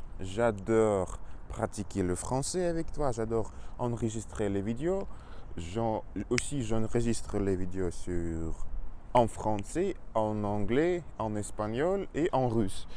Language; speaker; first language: French; non-native, learner; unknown